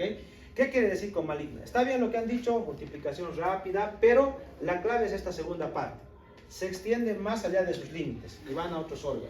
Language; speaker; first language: Spanish; native; Spanish